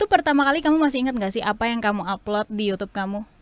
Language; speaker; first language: Indonesian; native; Indonesian